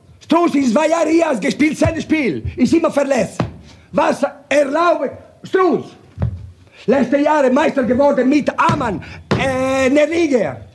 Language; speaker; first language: German; non-native, learner; Italian